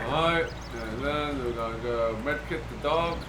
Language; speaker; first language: English; native; English